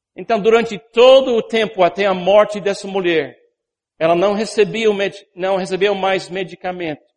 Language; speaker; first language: Portuguese; non-native, fluent; English